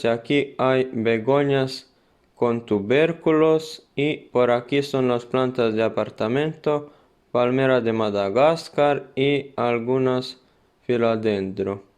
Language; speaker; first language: Spanish; non-native, fluent; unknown